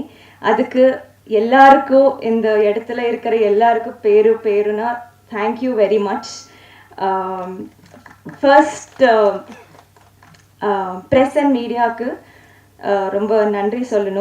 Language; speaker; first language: Tamil; non-native, learner; Telugu